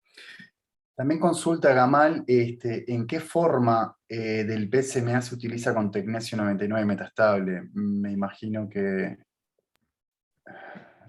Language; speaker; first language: Spanish; native; Spanish